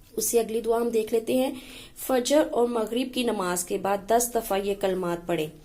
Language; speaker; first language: Urdu; native; Urdu